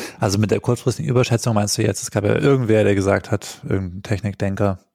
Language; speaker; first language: German; native; German